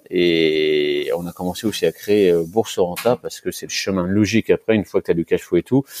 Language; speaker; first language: French; native; French